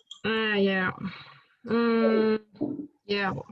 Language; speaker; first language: English; non-native, learner; Italian